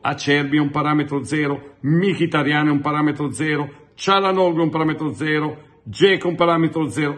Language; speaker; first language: Italian; native; Italian